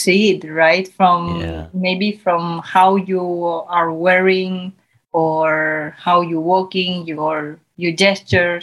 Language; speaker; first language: English; non-native, fluent; Spanish